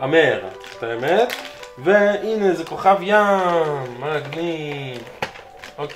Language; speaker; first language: Hebrew; native; Hebrew